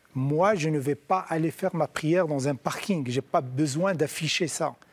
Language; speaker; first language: French; non-native, local second language; Arabic